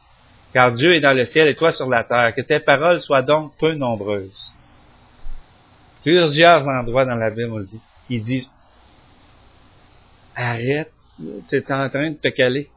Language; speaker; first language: French; native; French